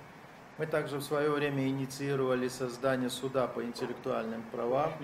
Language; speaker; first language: Russian; native; Russian